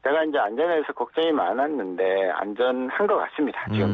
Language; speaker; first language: Korean; native; Korean